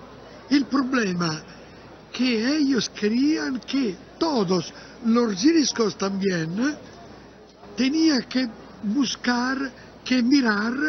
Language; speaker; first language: Spanish; non-native, fluent; Italian